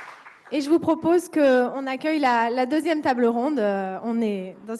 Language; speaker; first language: French; native; French